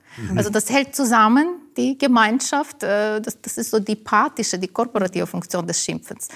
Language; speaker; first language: German; non-native, fluent; Ukrainian